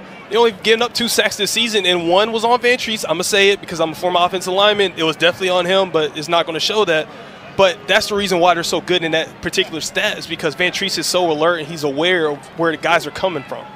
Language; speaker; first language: English; native; English